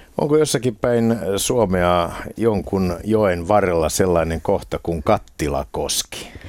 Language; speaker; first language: Finnish; native; Finnish